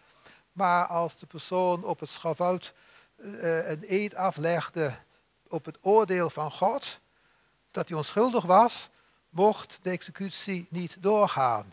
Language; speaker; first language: Dutch; native; Dutch